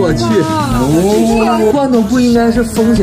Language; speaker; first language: Chinese; native; Chinese